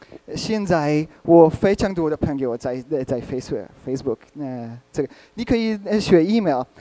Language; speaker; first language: Chinese; non-native, learner; Hungarian